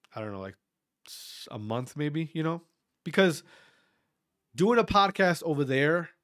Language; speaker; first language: English; native; English